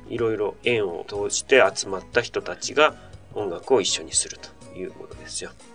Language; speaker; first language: Japanese; native; Japanese